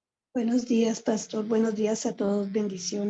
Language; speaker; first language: Spanish; native; Spanish